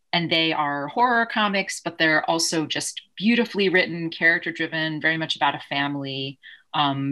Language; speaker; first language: English; native; English